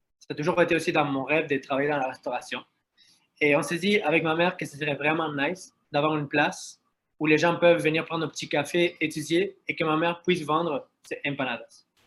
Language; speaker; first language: French; non-native, fluent; Spanish